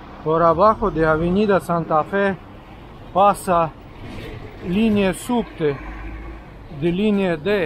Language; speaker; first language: Spanish; non-native, fluent; Russian